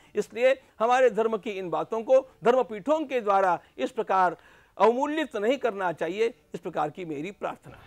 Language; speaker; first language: Hindi; non-native, local second language; Marathi